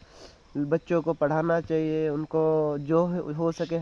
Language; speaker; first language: Hindi; non-native, local second language; Odia